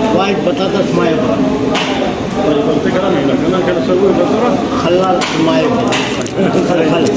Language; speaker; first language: Arabic; non-native, learner; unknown